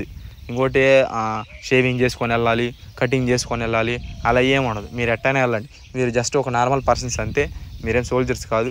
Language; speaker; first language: Telugu; native; Telugu